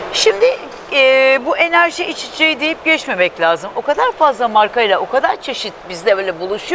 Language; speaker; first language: Turkish; native; Turkish